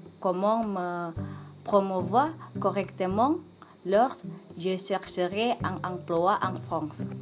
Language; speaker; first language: French; non-native, learner; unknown